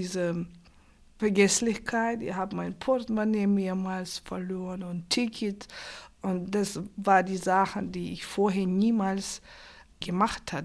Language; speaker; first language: German; non-native, fluent; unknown